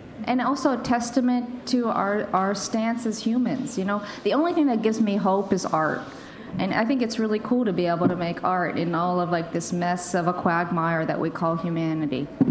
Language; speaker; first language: English; native; English